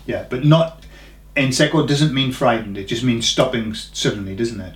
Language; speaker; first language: English; native; English